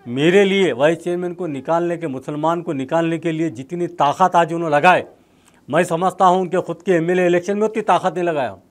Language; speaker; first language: Urdu; native; Urdu